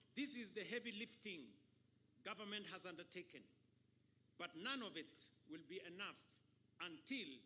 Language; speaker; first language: English; non-native, local second language; Kalenjin